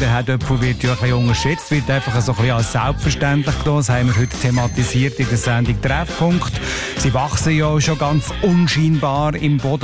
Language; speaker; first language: German; native; German